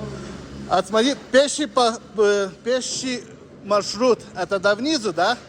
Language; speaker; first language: Russian; non-native, learner; Lithuanian